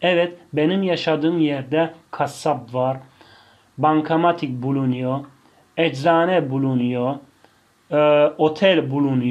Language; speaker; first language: Turkish; non-native, fluent; Tajik